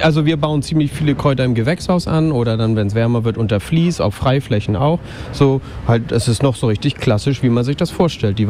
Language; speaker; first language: German; native; German